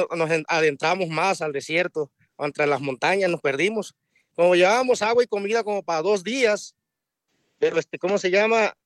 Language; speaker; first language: Spanish; native; Spanish